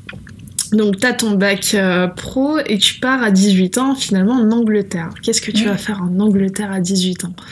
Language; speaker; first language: French; native; French